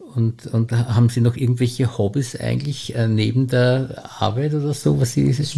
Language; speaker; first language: German; native; German